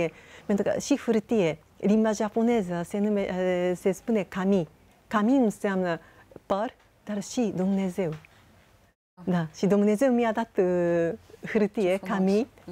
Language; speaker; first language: Romanian; non-native, fluent; Japanese